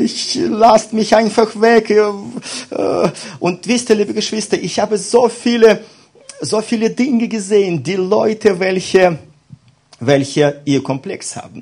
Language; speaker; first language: German; non-native, fluent; Russian